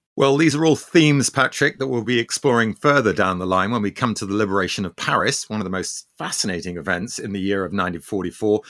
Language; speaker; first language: English; early bilingual, other home language; Armenian